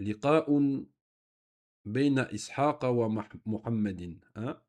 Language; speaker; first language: Arabic; non-native, fluent; French